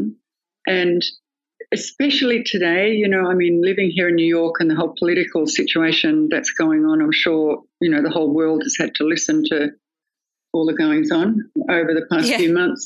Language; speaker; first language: English; native; English